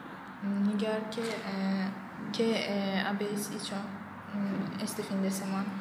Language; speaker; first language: Spanish; non-native, learner; Azerbaijani